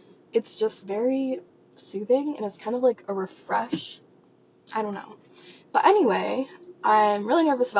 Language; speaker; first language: English; native; English